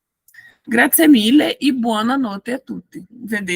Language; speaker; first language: Italian; non-native, fluent; Portuguese